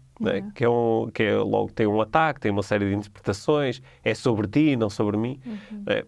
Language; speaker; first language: Portuguese; native; Portuguese